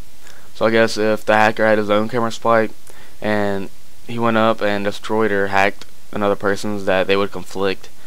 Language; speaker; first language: English; native; English